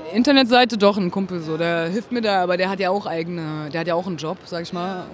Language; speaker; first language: German; native; German